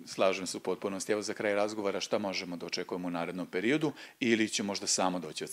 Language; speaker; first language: Serbian; native; Serbian